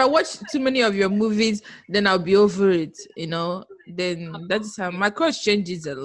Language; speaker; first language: English; non-native, local second language; Igbo